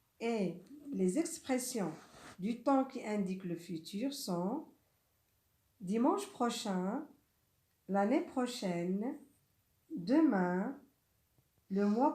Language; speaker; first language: French; non-native, local second language; Arabic